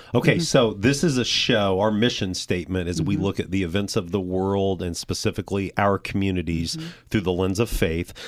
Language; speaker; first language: English; native; English